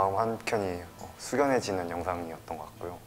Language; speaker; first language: Korean; native; Korean